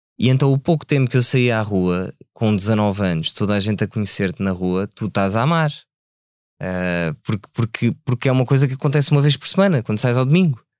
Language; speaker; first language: Portuguese; early bilingual, other home language; French